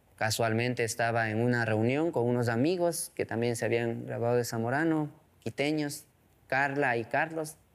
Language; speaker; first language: Spanish; non-native, local second language; Quechua